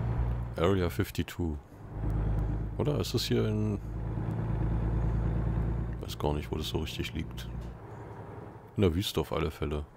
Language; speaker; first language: German; native; German